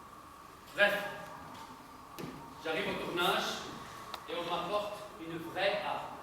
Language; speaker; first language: French; non-native, local second language; Arabic